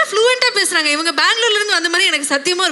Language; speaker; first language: Tamil; native; Tamil